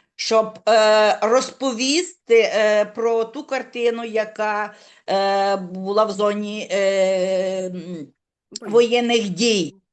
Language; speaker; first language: Ukrainian; native; Ukrainian